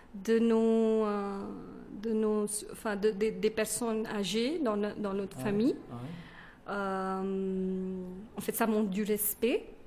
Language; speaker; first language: French; non-native, fluent; Kannada